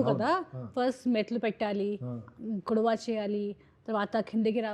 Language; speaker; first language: Telugu; non-native, fluent; Hindi